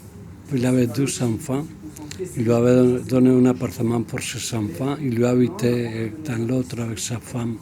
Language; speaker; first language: French; non-native, fluent; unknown